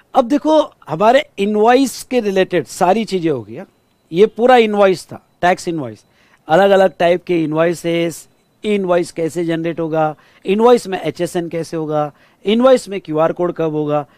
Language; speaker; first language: Hindi; non-native, local second language; Marathi